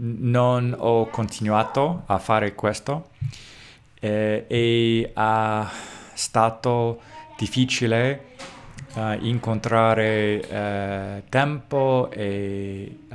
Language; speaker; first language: Italian; non-native, learner; English